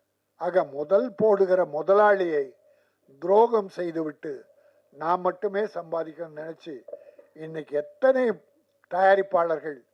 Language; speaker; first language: Tamil; native; Tamil